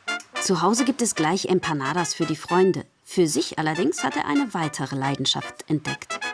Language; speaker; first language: German; native; German